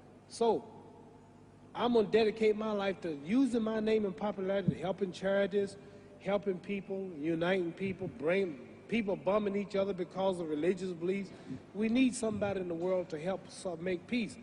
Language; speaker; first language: English; native; English